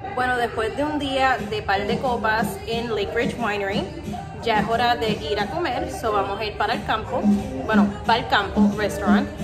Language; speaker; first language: Spanish; early bilingual, heritage; Spanish